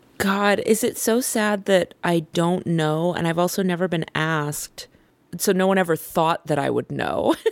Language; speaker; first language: English; native; English